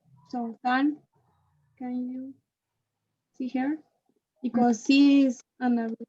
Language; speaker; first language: English; non-native, learner; Spanish